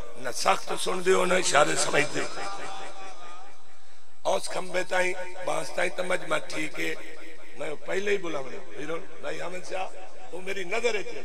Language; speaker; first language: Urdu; non-native, local second language; Saraiki